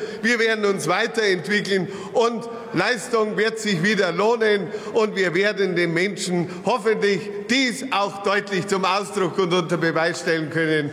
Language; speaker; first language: German; native; German